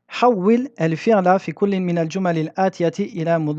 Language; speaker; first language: Arabic; non-native, fluent; French